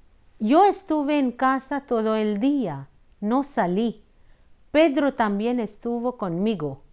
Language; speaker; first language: Spanish; non-native, fluent; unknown